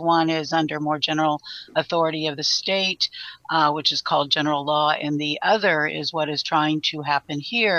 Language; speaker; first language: English; native; English